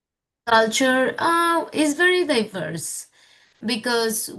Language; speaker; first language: English; non-native, fluent; Spanish